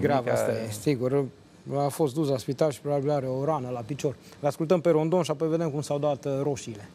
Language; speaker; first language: Romanian; native; Romanian